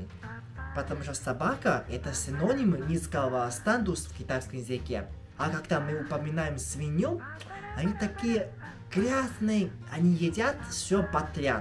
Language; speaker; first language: Russian; non-native, fluent; Chinese